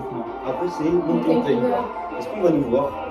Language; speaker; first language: French; native; French